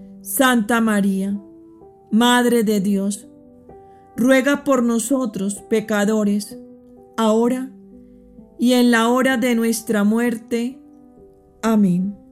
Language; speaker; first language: Spanish; native; Spanish